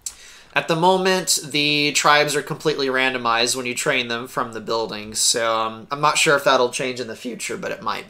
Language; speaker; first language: English; native; English